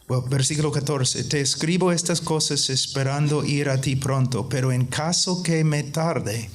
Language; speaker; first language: Spanish; non-native, fluent; English